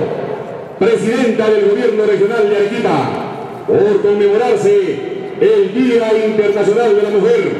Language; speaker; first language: Spanish; native; Spanish